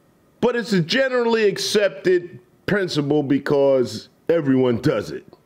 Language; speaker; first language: English; native; English